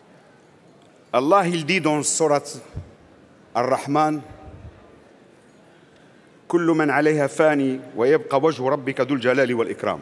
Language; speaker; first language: French; non-native, local second language; Arabic